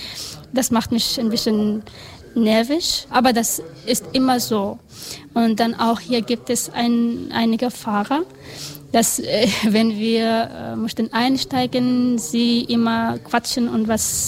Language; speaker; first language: German; non-native, learner; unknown